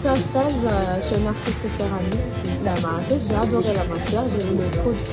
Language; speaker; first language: French; non-native, local second language; Arabic